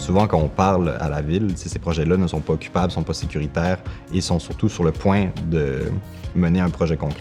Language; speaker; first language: French; native; French